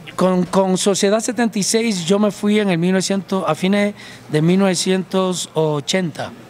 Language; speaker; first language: Spanish; early bilingual, heritage; Spanish